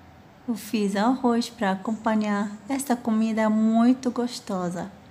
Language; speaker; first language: Portuguese; non-native, fluent; Arabic